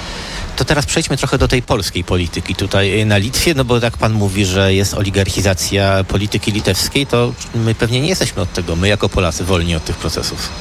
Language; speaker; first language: Polish; native; Polish